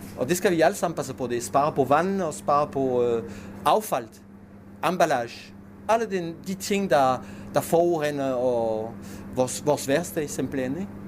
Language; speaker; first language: Danish; non-native, fluent; French